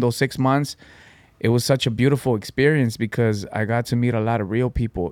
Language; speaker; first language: English; early bilingual, other home language; Spanish